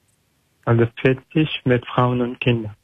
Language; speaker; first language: German; non-native, learner; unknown